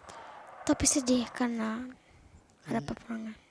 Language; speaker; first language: Indonesian; early bilingual, heritage; Arabic